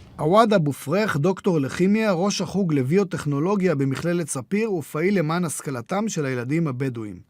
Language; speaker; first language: Hebrew; native; Hebrew